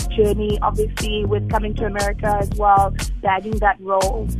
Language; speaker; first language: English; non-native, local second language; Zulu